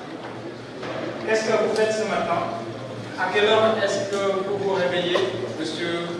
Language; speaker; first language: French; non-native, fluent; Indonesian